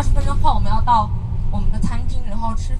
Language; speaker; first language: Chinese; native; Chinese